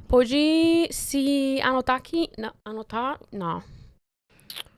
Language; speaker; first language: Portuguese; non-native, fluent; Spanish